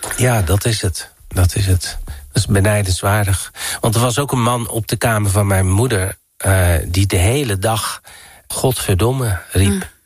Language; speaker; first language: Dutch; early bilingual, other home language; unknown